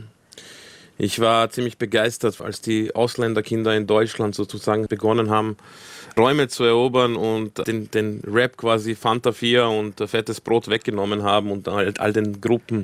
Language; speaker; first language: German; early bilingual, other home language; Croatian